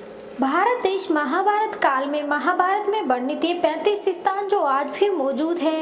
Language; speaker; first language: Hindi; native; Hindi